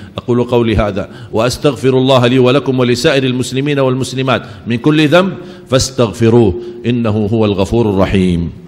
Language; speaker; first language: Malay; non-native, fluent; Arabic